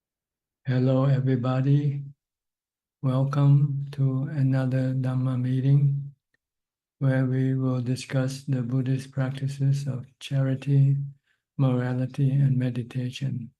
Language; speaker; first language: English; non-native, fluent; Thai